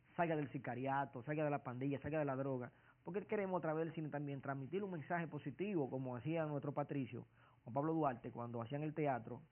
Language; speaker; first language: Spanish; native; Spanish